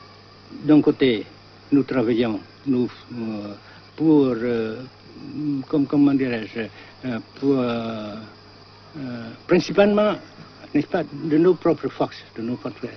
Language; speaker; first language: French; non-native, fluent; Vietnamese